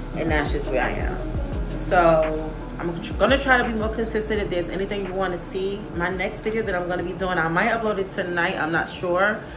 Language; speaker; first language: English; native; English